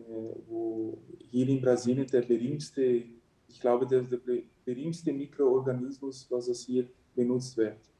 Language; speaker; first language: German; early bilingual, heritage; German